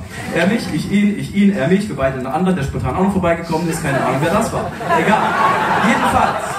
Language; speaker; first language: German; native; German